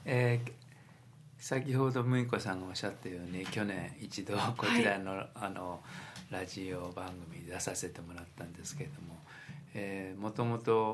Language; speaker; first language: Japanese; native; Japanese